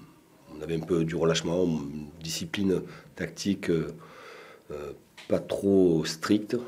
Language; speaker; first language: French; native; French